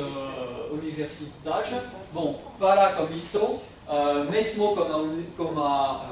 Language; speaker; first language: Portuguese; non-native, fluent; French